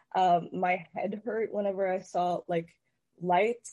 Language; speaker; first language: English; native; English